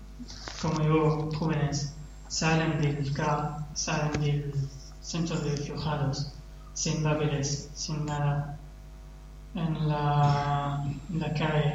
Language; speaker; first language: Spanish; non-native, learner; Arabic